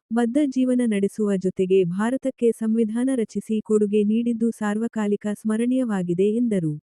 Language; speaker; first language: Kannada; native; Kannada